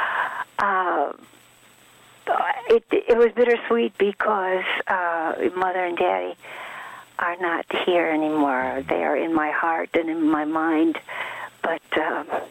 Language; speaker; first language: English; early bilingual, other home language; Swedish